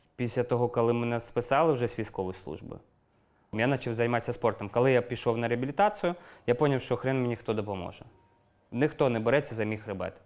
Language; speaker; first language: Ukrainian; non-native, local second language; Russian